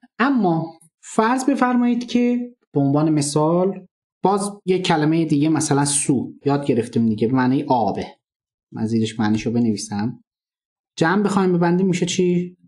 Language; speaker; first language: Persian; non-native, local second language; Azerbaijani